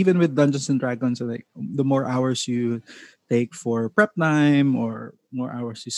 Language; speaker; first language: English; non-native, local second language; Cebuano